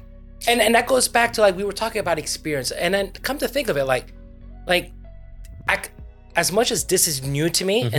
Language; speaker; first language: English; non-native, fluent; French